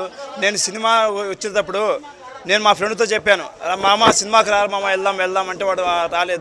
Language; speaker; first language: Telugu; native; Telugu